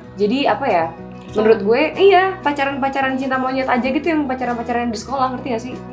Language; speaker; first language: Indonesian; native; Indonesian